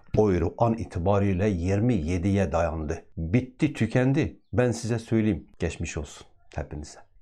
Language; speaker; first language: Turkish; native; Turkish